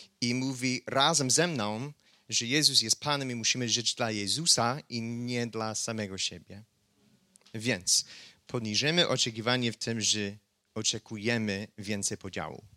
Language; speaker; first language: Polish; non-native, fluent; English